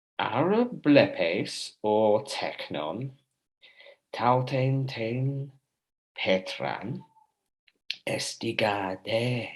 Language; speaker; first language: Greek; non-native, fluent; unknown